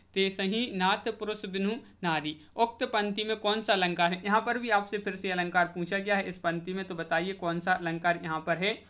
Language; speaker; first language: Hindi; native; Hindi